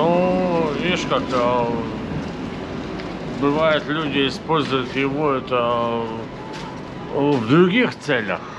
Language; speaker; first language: Russian; native; Russian